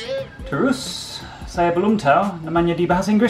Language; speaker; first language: Indonesian; non-native, learner; English